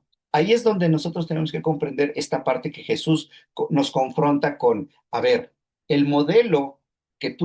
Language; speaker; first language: Spanish; native; Spanish